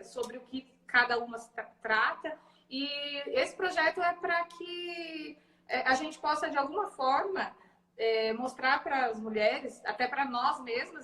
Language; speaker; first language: Portuguese; native; Portuguese